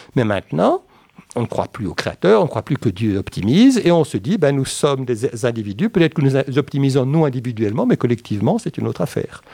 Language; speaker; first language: French; native; French